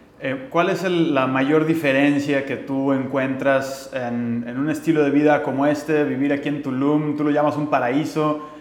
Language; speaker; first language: Spanish; native; Spanish